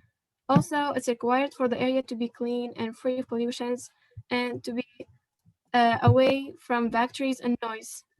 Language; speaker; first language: English; non-native, learner; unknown